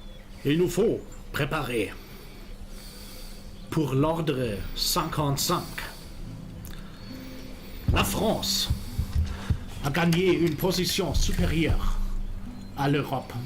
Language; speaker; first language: French; non-native, learner; German